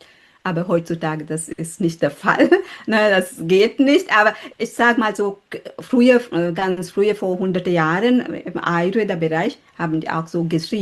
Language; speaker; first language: German; non-native, fluent; Sinhala